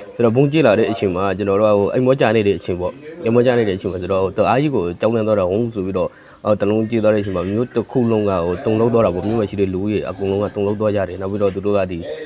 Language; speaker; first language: Burmese; native; Burmese